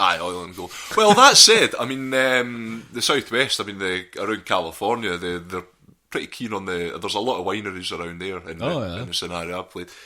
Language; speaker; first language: English; native; English